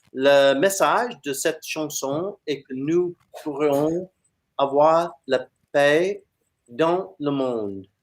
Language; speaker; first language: French; non-native, fluent; English